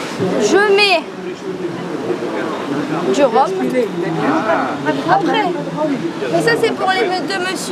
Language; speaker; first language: French; native; French